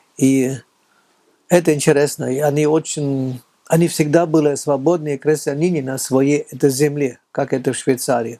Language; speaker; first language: Russian; non-native, fluent; German